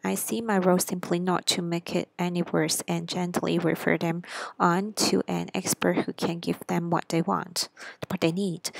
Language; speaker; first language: English; non-native, local second language; Cantonese